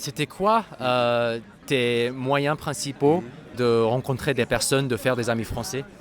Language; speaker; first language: French; non-native, fluent; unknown